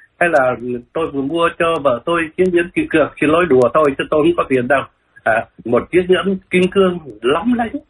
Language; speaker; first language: Vietnamese; native; Vietnamese